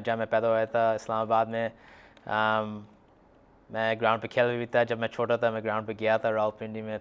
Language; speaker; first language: Urdu; early bilingual, heritage; Urdu